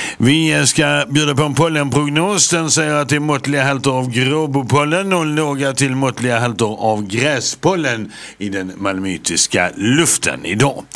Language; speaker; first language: Swedish; native; Swedish